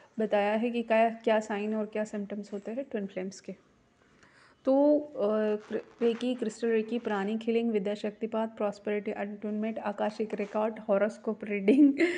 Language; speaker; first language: Hindi; non-native, local second language; Marathi